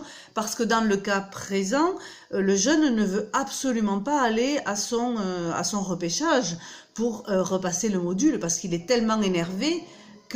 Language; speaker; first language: French; native; French